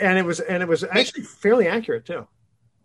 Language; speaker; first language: English; native; English